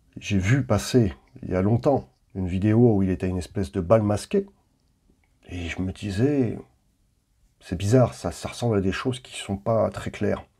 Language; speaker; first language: French; native; French